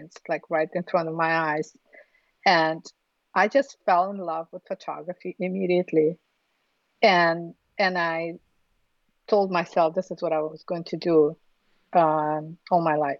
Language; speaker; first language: English; non-native, fluent; Russian